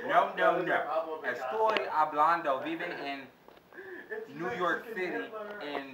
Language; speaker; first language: Spanish; non-native, learner; English